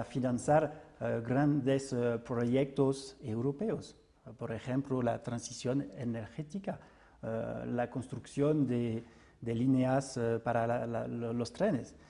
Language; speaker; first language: Spanish; non-native, fluent; French